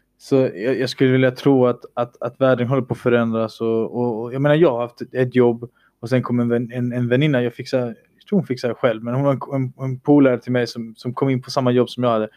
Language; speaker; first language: Swedish; early bilingual, other home language; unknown